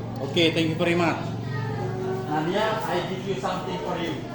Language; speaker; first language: English; non-native, learner; Indonesian